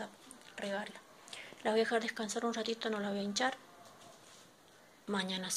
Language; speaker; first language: Spanish; native; Spanish